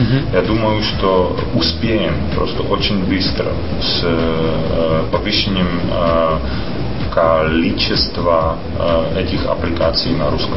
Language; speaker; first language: Russian; non-native, fluent; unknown